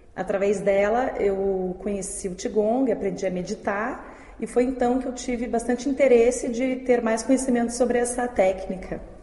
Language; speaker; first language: Portuguese; native; Portuguese